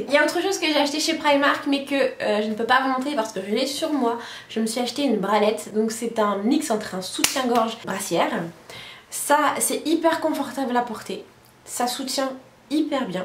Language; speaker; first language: French; native; French